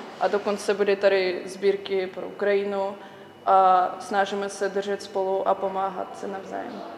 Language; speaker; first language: Czech; early bilingual, other home language; Russian